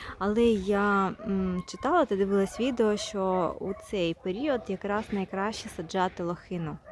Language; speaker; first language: Ukrainian; non-native, local second language; Russian